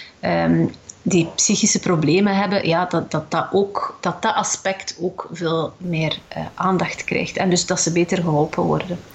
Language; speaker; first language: Dutch; early bilingual, other home language; Arabic